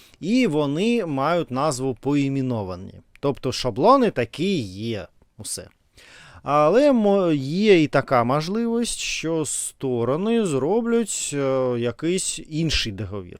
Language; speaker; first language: Ukrainian; non-native, learner; Russian